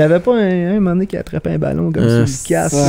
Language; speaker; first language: French; native; French